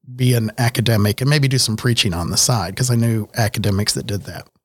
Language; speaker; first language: English; native; English